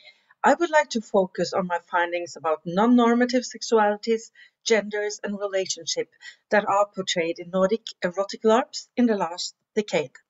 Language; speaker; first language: English; non-native, fluent; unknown